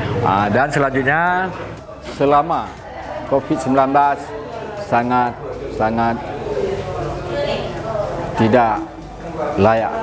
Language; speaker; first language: Indonesian; non-native, local second language; Achinese